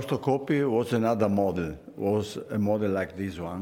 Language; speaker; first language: English; non-native, fluent; Italian